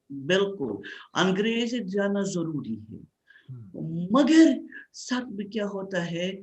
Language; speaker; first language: Hindi; non-native, fluent; Russian